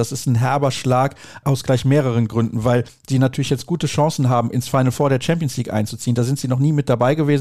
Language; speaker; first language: German; native; German